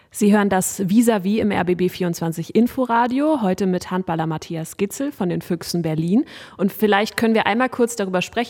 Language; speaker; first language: German; native; German